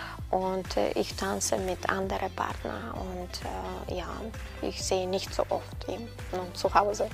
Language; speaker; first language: German; non-native, learner; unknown